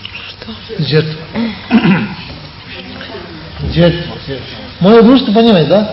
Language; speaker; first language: Russian; non-native, learner; Tibetan